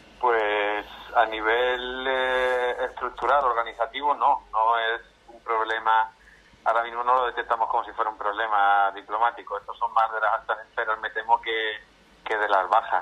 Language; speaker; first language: Spanish; native; Spanish